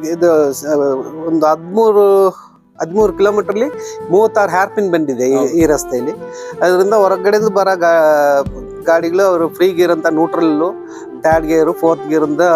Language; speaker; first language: Kannada; non-native, local second language; Malayalam